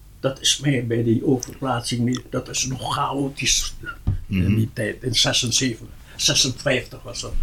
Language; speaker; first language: Dutch; non-native, local second language; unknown